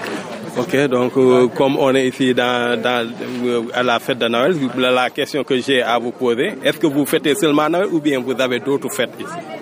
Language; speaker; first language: French; non-native, fluent; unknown